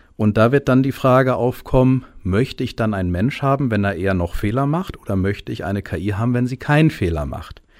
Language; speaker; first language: German; native; German